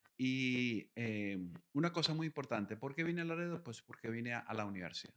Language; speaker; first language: Spanish; native; Spanish